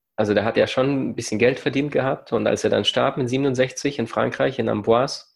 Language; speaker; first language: German; early bilingual, other home language; Russian